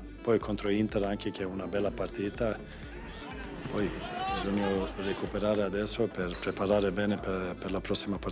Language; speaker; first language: Italian; non-native, fluent; Swedish